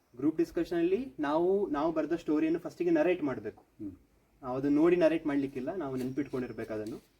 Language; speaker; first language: Kannada; native; Kannada